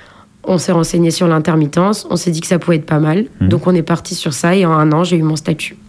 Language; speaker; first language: French; native; French